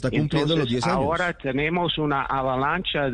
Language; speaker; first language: Spanish; non-native, fluent; English